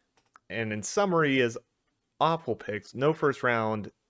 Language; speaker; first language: English; native; English